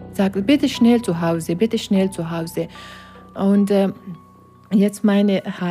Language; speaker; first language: German; non-native, learner; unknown